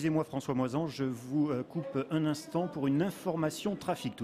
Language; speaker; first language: French; native; French